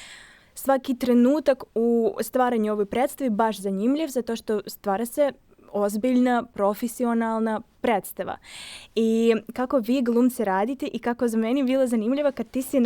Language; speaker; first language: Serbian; non-native, fluent; Russian